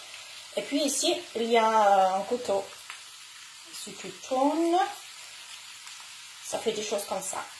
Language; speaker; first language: French; non-native, learner; German